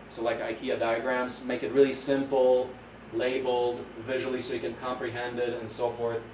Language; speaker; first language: English; non-native, fluent; Polish